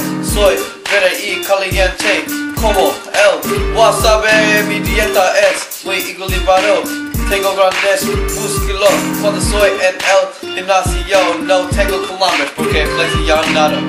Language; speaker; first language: Spanish; non-native, learner; English